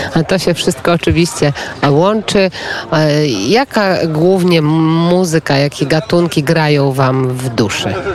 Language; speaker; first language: Polish; native; Polish